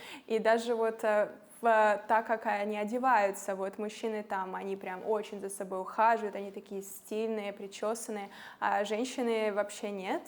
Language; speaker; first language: Russian; non-native, fluent; English